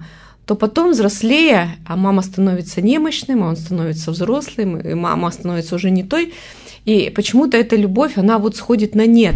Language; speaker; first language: Russian; native; Russian